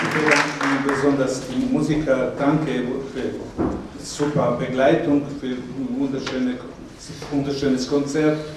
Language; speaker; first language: German; non-native, learner; Slovak